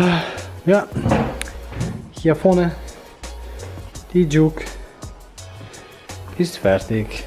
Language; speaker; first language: German; non-native, fluent; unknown